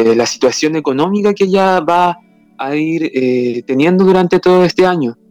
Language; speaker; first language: Spanish; native; Spanish